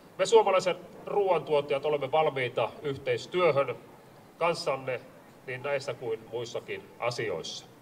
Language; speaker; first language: Finnish; native; Finnish